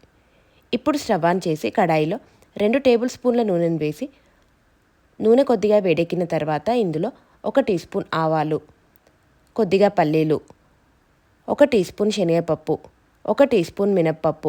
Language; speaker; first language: Telugu; native; Telugu